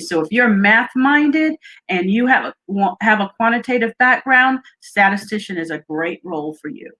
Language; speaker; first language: English; native; English